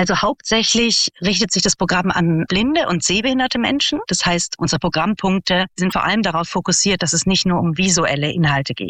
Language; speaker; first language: German; native; German